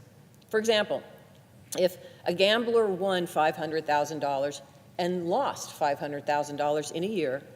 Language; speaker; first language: English; native; English